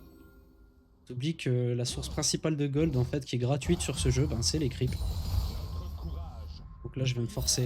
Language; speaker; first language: French; native; French